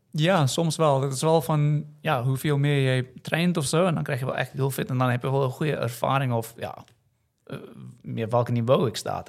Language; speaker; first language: Dutch; non-native, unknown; English